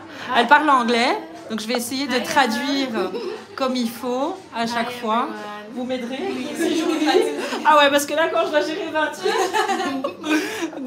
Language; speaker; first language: French; native; French